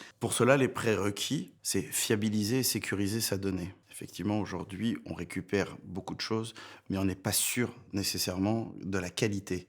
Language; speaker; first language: French; native; French